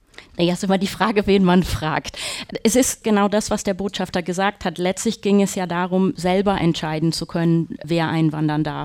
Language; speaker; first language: German; native; German